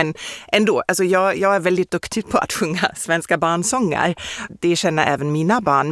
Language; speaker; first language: Swedish; non-native, fluent; German